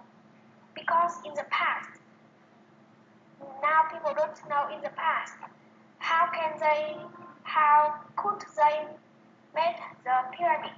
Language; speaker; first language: English; non-native, learner; Vietnamese